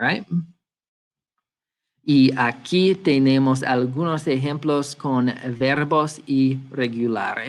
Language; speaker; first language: Spanish; non-native, fluent; English